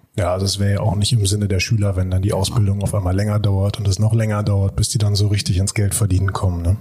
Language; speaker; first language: German; native; German